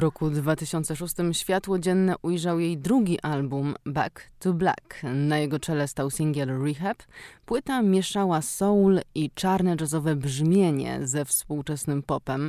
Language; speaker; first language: Polish; native; Polish